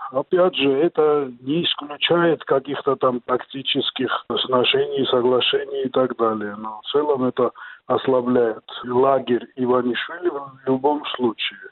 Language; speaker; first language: Russian; non-native, local second language; Georgian